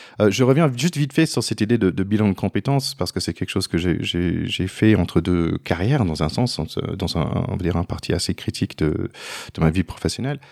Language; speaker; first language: French; non-native, fluent; English